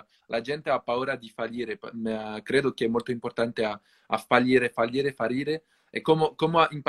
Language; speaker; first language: English; non-native, fluent; French